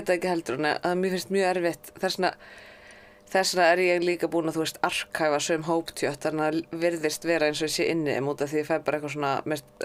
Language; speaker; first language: Icelandic; native; Icelandic